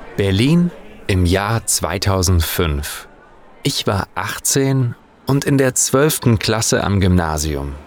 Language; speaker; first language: German; native; German